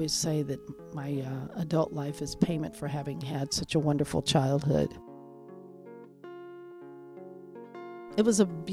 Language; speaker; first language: English; native; English